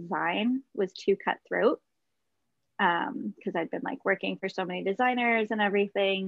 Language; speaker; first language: English; native; English